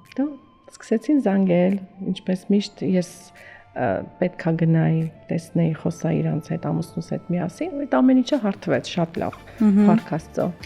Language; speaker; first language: Armenian; early bilingual, heritage; Armenian